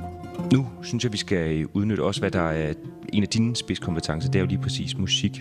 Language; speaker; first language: Danish; native; Danish